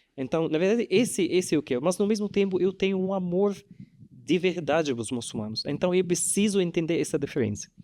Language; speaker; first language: Portuguese; non-native, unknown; Arabic